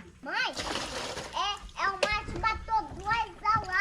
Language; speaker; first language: Portuguese; native; Portuguese